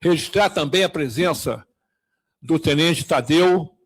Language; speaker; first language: Portuguese; native; Portuguese